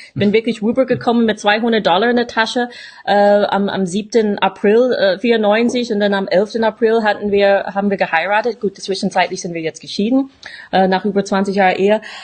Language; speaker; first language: German; non-native, fluent; English